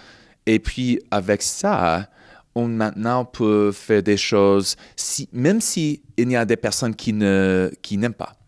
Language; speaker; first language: French; non-native, fluent; English